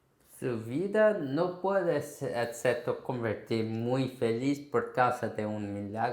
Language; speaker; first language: Spanish; non-native, fluent; Korean